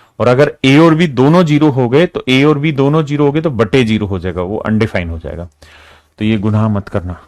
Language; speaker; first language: Hindi; native; Hindi